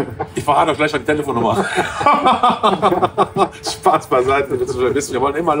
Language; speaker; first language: German; native; German